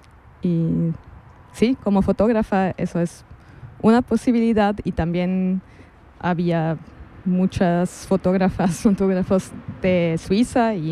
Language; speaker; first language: Spanish; non-native, fluent; German